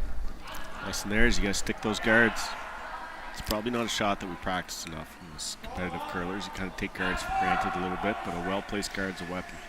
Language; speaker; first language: English; native; English